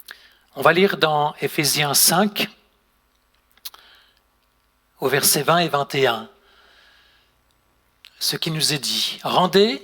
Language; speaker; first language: French; native; French